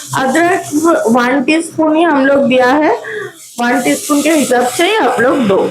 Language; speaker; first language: Hindi; non-native, local second language; Bangla